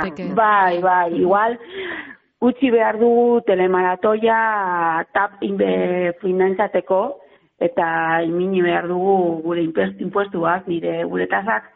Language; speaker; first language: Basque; non-native, local second language; Spanish